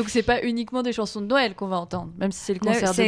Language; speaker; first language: French; native; French